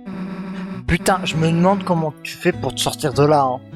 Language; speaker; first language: French; native; French